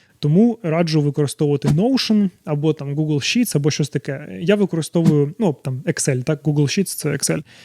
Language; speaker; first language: Ukrainian; non-native, local second language; Russian